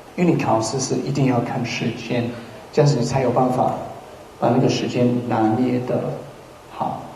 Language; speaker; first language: Chinese; non-native, fluent; English